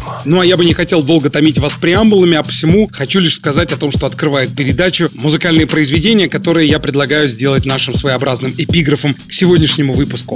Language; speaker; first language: Russian; native; Russian